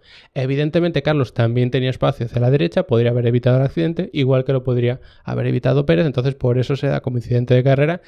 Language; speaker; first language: Spanish; native; Spanish